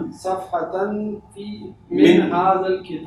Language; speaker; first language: Arabic; non-native, learner; Urdu